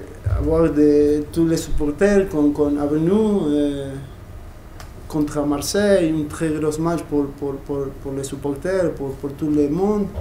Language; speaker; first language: French; non-native, learner; Spanish